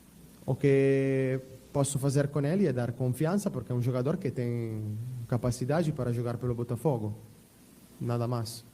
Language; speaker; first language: Portuguese; non-native, fluent; Italian